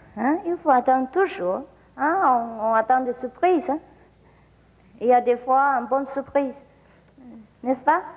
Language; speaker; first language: French; non-native, learner; Vietnamese